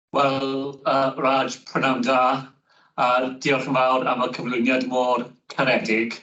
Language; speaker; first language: Welsh; non-native, fluent; English